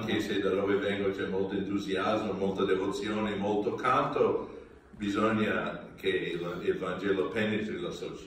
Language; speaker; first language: Italian; non-native, learner; English